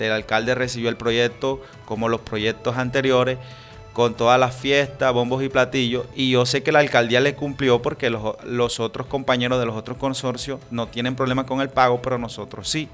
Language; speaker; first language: Spanish; native; Spanish